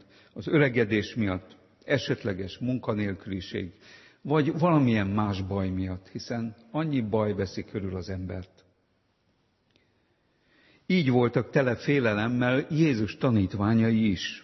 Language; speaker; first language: Hungarian; native; Hungarian